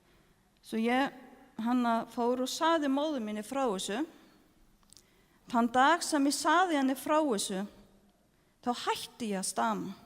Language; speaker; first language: Icelandic; non-native, learner; Norwegian